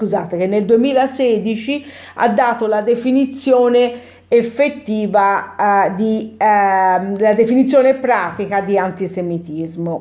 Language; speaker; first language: Italian; native; Italian